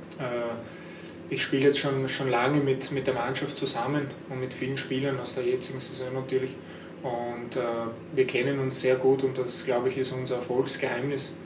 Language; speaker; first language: German; early bilingual, other home language; Croatian